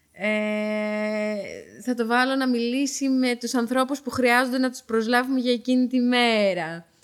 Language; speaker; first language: Greek; early bilingual, heritage; Dutch